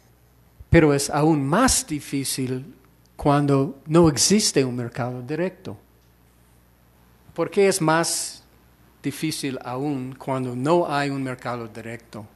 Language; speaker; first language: Spanish; non-native, fluent; English